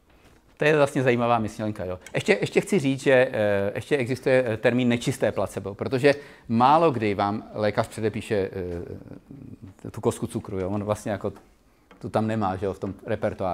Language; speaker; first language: Czech; native; Czech